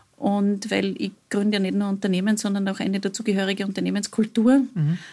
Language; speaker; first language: German; native; German